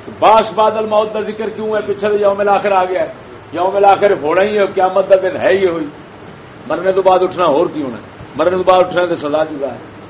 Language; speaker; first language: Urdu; non-native, local second language; Punjabi